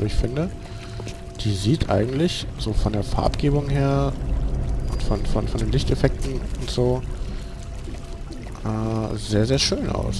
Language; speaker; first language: German; native; German